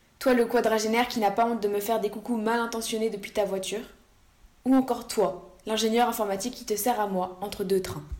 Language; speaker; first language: French; native; French